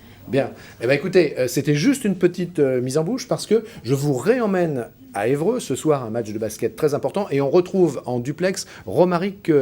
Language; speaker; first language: French; native; French